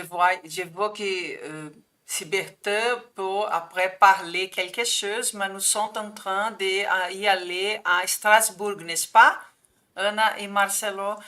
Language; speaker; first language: French; non-native, fluent; Portuguese